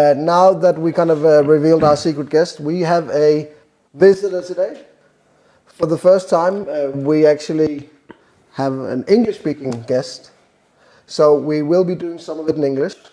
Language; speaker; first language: English; non-native, fluent; Danish